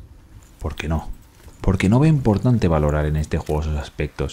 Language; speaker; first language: Spanish; native; Spanish